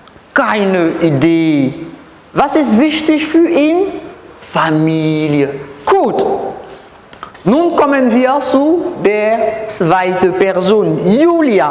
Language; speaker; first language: German; non-native, fluent; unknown